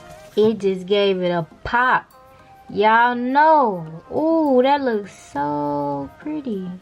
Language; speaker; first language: English; native; English